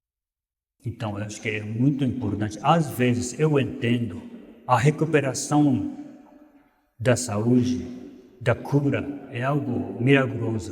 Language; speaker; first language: Portuguese; non-native, fluent; Japanese